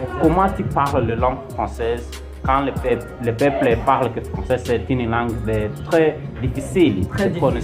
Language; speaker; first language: French; non-native, learner; Portuguese